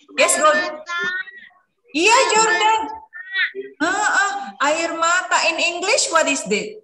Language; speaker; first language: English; non-native, fluent; Indonesian